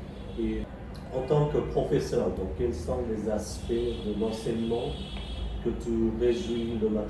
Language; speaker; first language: French; non-native, fluent; Bangla